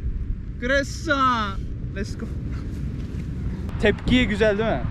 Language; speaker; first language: Turkish; native; Turkish